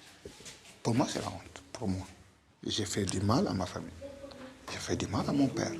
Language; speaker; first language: French; non-native, local second language; Fula